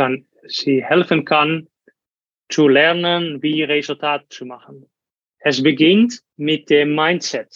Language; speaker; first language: German; non-native, learner; Dutch